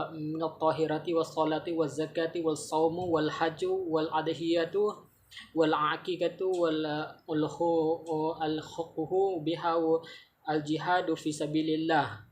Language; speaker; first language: Arabic; non-native, learner; Malay